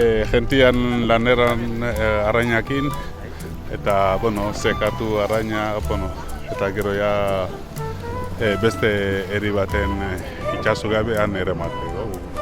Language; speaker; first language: Basque; non-native, learner; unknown